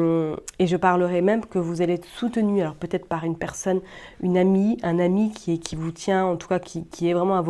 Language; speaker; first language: French; native; French